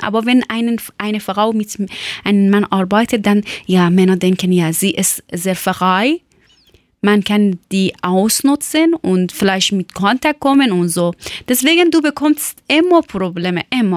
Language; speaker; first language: German; non-native, learner; Persian